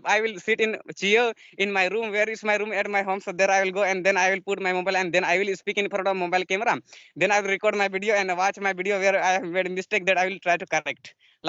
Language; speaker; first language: English; non-native, learner; Santali